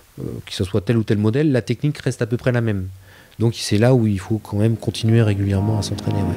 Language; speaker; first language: French; native; French